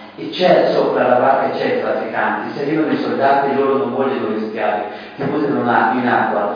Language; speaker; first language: Italian; non-native, fluent; Persian